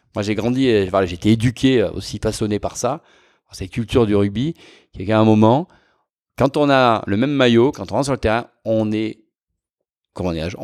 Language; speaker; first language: French; native; French